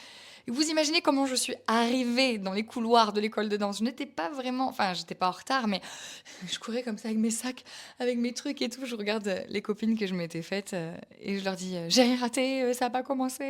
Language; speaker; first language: French; native; French